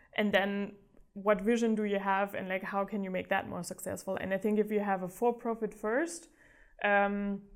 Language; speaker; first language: English; non-native, fluent; German